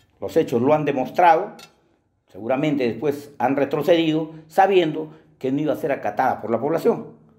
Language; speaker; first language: Spanish; native; Spanish